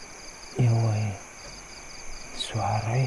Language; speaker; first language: Malay; native; Malay